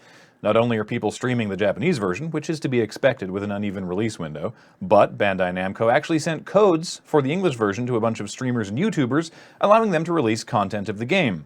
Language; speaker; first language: English; native; English